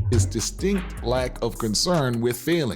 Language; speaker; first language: English; native; English